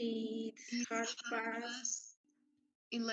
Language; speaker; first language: English; non-native, learner; Spanish